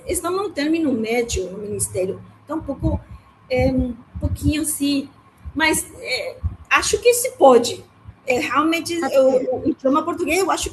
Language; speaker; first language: Portuguese; non-native, learner; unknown